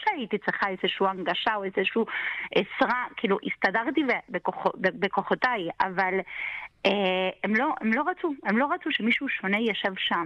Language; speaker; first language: Hebrew; non-native, fluent; Spanish